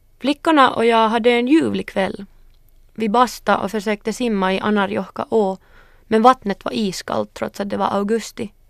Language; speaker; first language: Swedish; early bilingual, other home language; Northern Sami